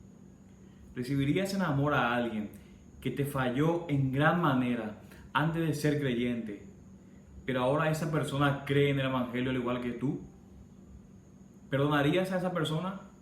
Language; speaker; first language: Spanish; native; Spanish